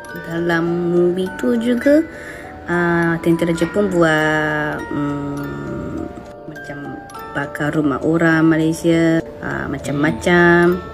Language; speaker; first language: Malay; non-native, fluent; Japanese